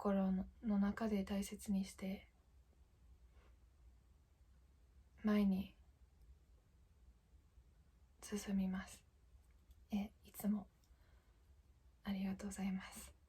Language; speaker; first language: Japanese; non-native, fluent; English